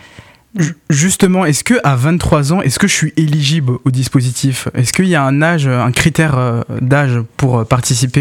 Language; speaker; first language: French; native; French